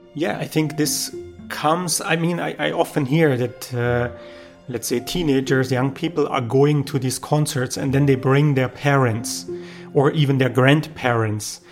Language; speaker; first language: English; non-native, fluent; German